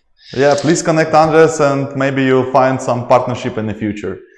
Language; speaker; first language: English; non-native, learner; Ukrainian